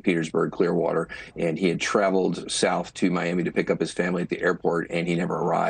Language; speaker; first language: English; native; English